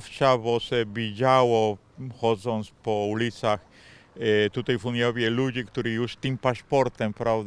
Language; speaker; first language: Polish; non-native, fluent; Spanish